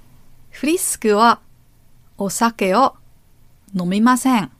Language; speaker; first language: Japanese; non-native, learner; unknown